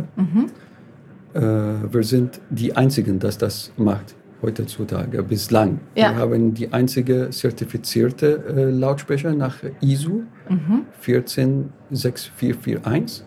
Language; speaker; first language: German; non-native, learner; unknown